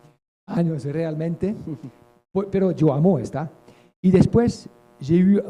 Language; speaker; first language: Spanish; non-native, learner; French